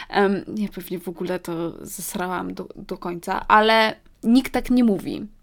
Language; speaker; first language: Polish; early bilingual, heritage; Polish